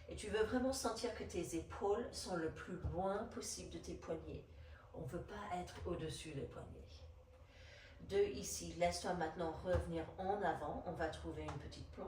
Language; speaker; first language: French; non-native, fluent; English